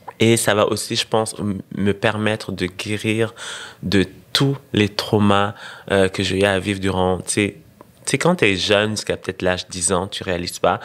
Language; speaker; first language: French; non-native, local second language; Rundi